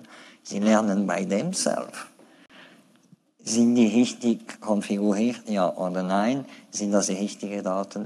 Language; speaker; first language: German; non-native, fluent; French